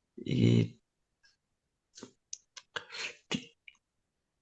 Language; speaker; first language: Spanish; non-native, learner; Urdu